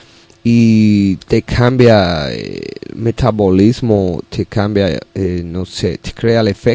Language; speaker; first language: Spanish; non-native, learner; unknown